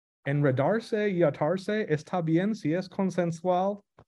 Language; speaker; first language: Spanish; early bilingual, heritage; Spanish